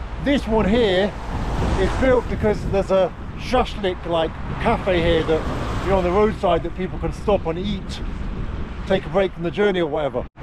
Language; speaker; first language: English; native; English